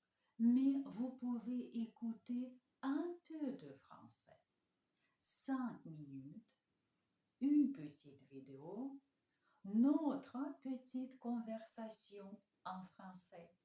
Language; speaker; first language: French; non-native, fluent; Russian